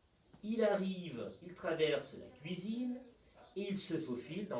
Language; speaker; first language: French; native; French